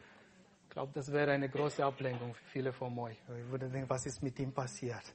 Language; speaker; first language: German; non-native, fluent; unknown